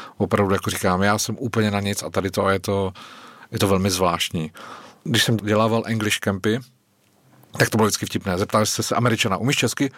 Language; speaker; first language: Czech; native; Czech